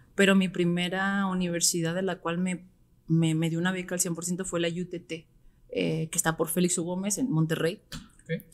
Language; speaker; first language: Spanish; native; Spanish